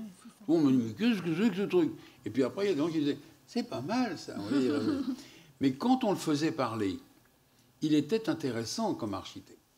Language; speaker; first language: French; native; French